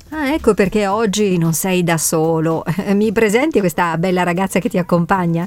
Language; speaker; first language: Italian; native; Italian